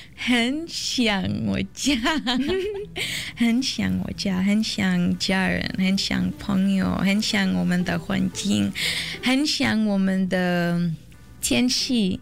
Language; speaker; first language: Chinese; non-native, learner; Portuguese